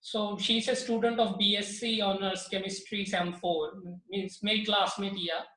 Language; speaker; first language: English; non-native, local second language; Punjabi